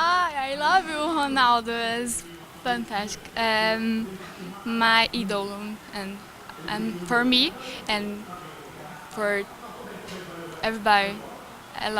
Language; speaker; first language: English; non-native, learner; Portuguese